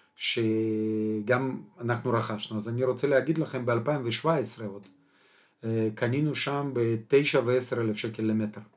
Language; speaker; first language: Hebrew; non-native, fluent; Russian